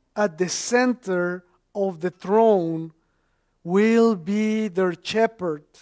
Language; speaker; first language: English; non-native, fluent; Spanish